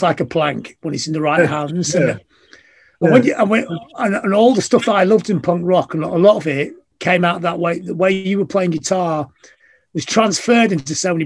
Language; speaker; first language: English; native; English